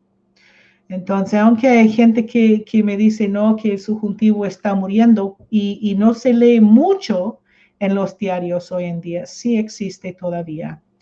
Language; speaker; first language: Spanish; non-native, fluent; English